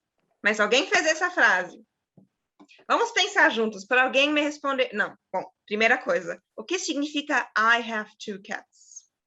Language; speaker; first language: Portuguese; non-native, fluent; German